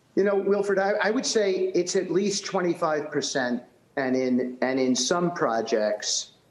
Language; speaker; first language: English; native; English